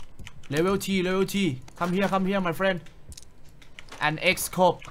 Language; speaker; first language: English; non-native, learner; Thai